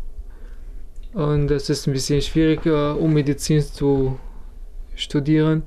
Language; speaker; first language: German; non-native, fluent; Kurdish